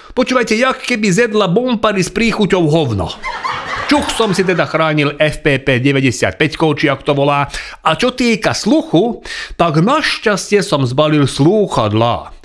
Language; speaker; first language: Slovak; non-native, local second language; Hungarian